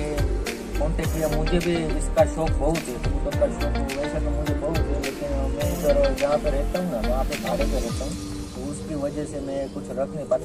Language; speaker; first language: Hindi; non-native, local second language; Gujarati